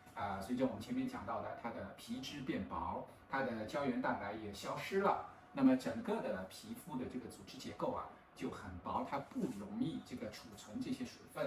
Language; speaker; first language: Chinese; native; Chinese